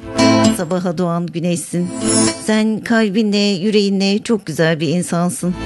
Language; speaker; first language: Turkish; native; Turkish